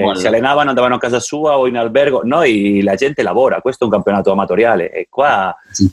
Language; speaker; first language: Italian; non-native, fluent; Catalan